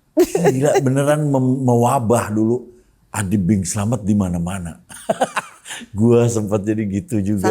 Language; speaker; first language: Indonesian; native; Indonesian